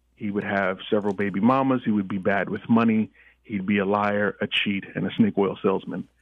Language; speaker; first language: English; early bilingual, other home language; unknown